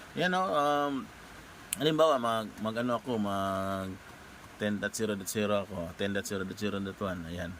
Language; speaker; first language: Filipino; non-native, local second language; Cebuano